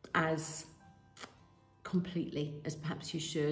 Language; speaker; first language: English; native; English